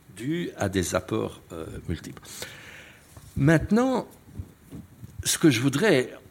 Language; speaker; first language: French; native; French